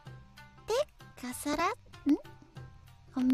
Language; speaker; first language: Spanish; non-native, learner; Japanese